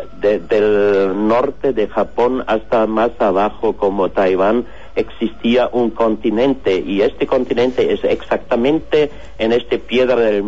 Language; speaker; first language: Spanish; non-native, learner; German